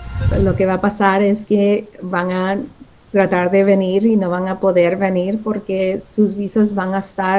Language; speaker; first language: Spanish; early bilingual, other home language; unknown